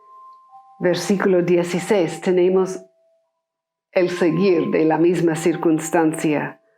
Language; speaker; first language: Spanish; non-native, fluent; English